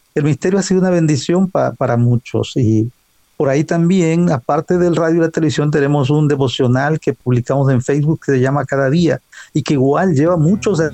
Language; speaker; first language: Spanish; native; Spanish